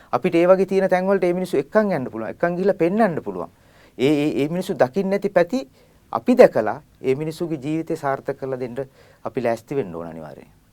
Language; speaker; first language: Sinhala; native; Sinhala